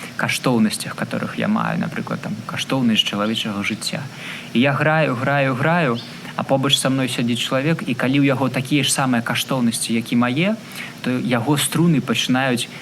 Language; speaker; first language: Belarusian; non-native, local second language; Russian